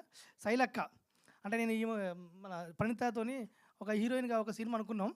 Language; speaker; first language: Telugu; native; Telugu